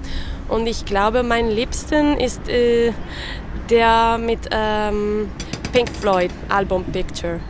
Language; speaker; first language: German; non-native, learner; French